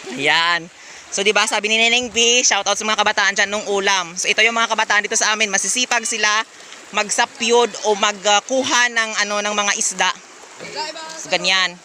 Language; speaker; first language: Filipino; non-native, local second language; Hiligaynon